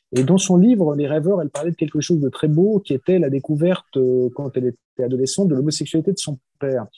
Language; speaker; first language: French; native; French